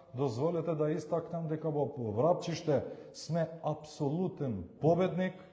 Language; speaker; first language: Macedonian; non-native, local second language; Albanian